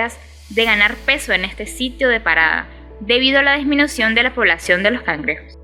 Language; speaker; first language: Spanish; native; Spanish